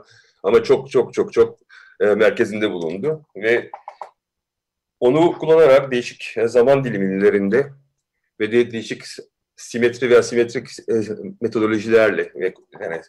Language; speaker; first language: Turkish; early bilingual, heritage; Turkish